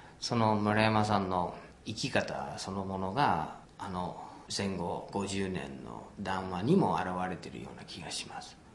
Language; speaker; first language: Japanese; native; Japanese